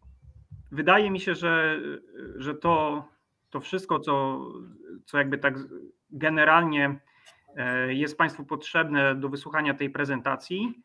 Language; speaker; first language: Polish; native; Polish